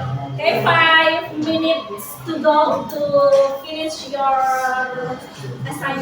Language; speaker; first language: English; non-native, learner; Indonesian